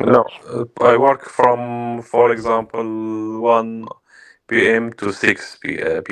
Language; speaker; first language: English; non-native, learner; Arabic